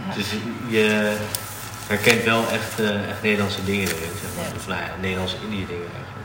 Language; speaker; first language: Dutch; native; Dutch